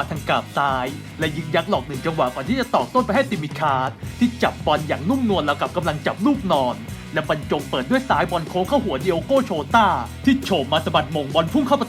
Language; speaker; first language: Thai; native; Thai